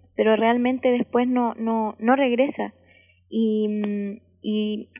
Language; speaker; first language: Spanish; native; Spanish